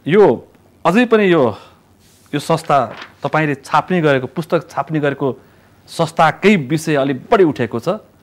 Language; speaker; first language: Nepali; native; Nepali